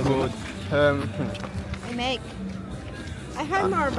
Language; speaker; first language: English; non-native, learner; Spanish